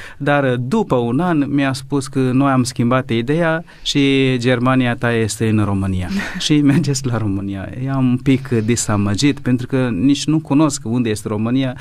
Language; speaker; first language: Romanian; non-native, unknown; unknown